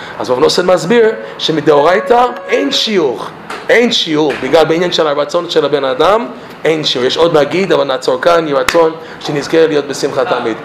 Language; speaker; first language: Hebrew; non-native, fluent; English